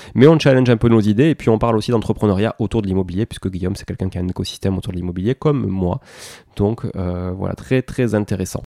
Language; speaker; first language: French; native; French